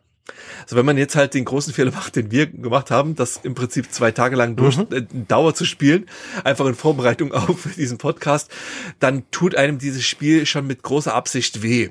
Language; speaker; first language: German; native; German